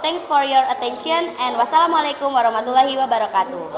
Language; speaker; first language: English; non-native, learner; Indonesian